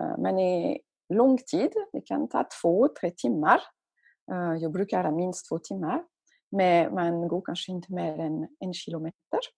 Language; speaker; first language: Swedish; non-native, fluent; French